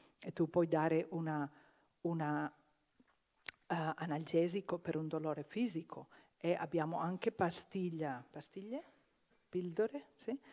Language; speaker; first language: Italian; non-native, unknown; Catalan